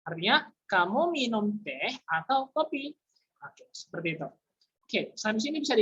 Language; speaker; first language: Indonesian; native; Indonesian